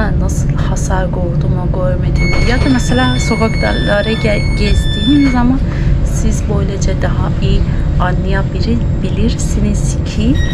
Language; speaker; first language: Turkish; non-native, fluent; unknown